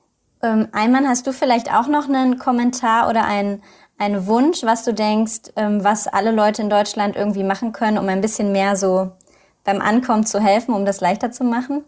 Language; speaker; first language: German; native; German